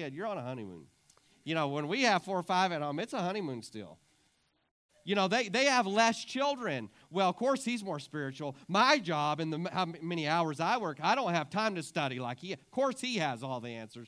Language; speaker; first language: English; native; English